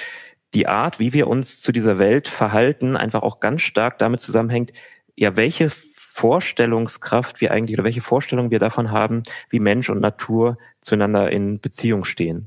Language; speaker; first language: German; native; German